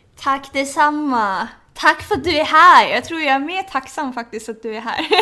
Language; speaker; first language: Swedish; early bilingual, other home language; Thai